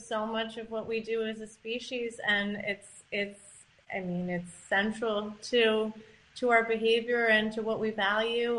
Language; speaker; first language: English; native; English